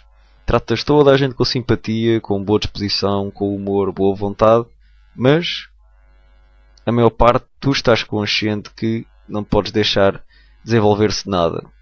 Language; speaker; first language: Portuguese; native; Portuguese